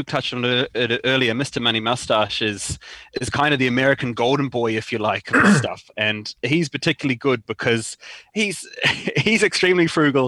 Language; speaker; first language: English; native; English